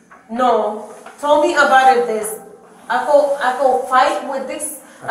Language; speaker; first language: English; non-native, learner; Spanish